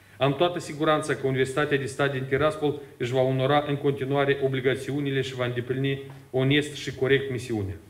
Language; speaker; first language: Romanian; native; Romanian